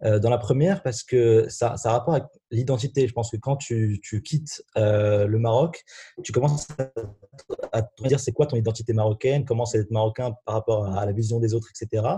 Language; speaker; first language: French; non-native, local second language; Arabic